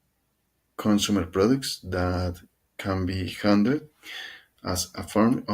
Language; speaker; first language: English; non-native, learner; Spanish